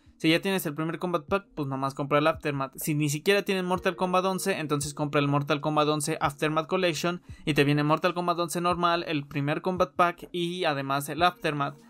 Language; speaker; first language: Spanish; native; Spanish